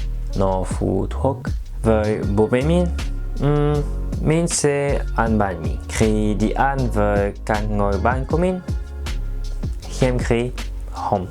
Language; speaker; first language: Vietnamese; non-native, learner; French